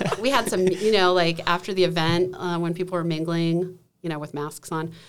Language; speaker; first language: English; native; English